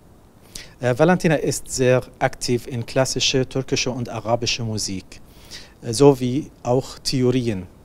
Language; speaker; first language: German; non-native, learner; Arabic